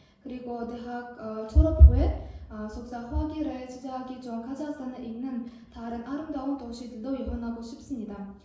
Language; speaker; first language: Korean; non-native, learner; Kazakh